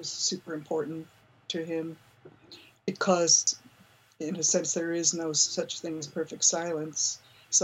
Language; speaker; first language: English; native; English